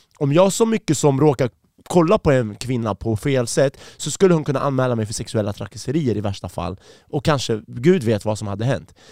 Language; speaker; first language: Swedish; early bilingual, other home language; Persian